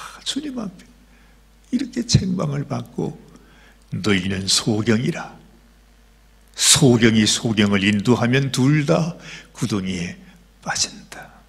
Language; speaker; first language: Korean; native; Korean